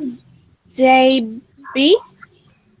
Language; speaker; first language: English; non-native, learner; Spanish